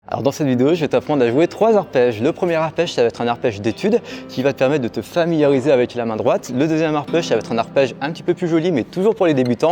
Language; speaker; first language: French; native; French